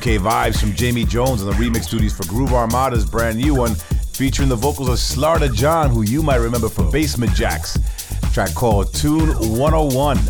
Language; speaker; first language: English; native; English